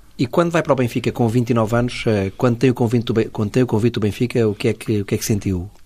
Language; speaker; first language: Portuguese; native; Portuguese